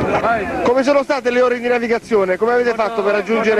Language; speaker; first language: Italian; native; Italian